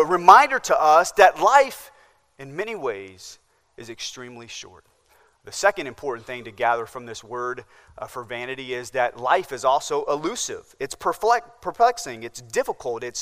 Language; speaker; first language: English; native; English